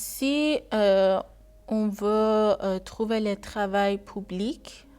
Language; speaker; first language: French; non-native, learner; Persian